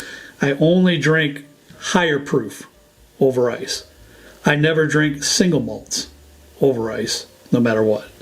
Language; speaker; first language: English; native; English